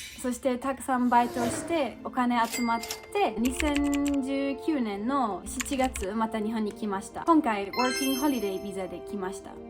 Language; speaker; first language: Japanese; non-native, fluent; German